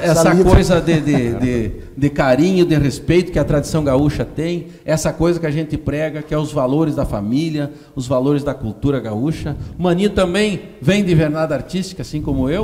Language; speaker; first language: Portuguese; native; Portuguese